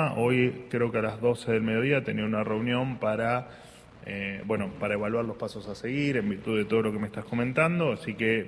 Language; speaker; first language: Spanish; native; Spanish